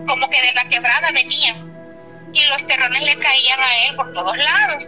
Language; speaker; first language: Spanish; native; Spanish